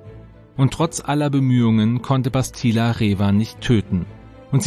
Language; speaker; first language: German; native; German